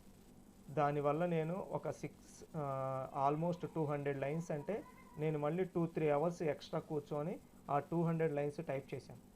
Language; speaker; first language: Telugu; native; Telugu